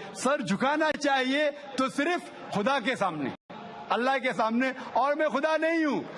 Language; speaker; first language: Urdu; non-native, local second language; Konkani